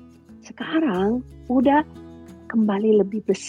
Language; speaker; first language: Indonesian; non-native, fluent; English